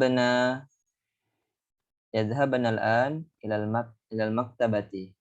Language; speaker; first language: Arabic; non-native, fluent; Indonesian